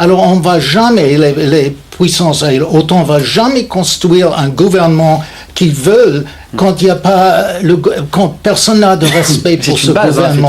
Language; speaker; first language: French; non-native, fluent; English